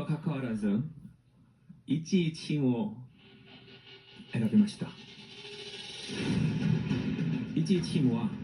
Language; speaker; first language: Japanese; non-native, fluent; Korean